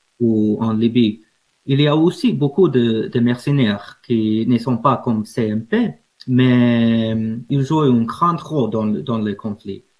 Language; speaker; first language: French; non-native, fluent; English